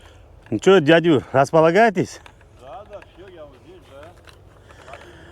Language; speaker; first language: Russian; non-native, local second language; Uzbek